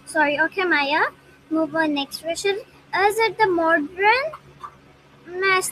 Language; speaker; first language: English; non-native, learner; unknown